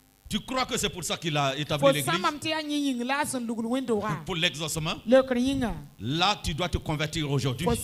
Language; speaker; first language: French; non-native, local second language; Mossi